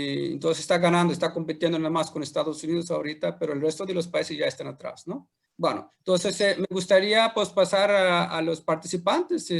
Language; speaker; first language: Spanish; non-native, fluent; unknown